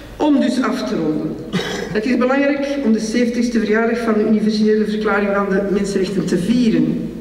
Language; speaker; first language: Dutch; native; Dutch